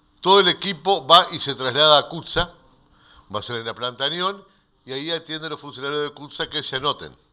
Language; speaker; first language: Spanish; native; Spanish